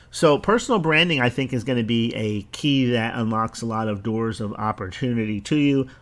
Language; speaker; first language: English; early bilingual, other home language; Italian